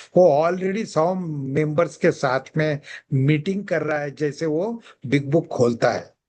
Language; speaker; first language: Hindi; non-native, local second language; Marathi